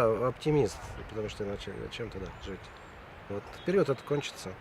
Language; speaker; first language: Russian; native; Russian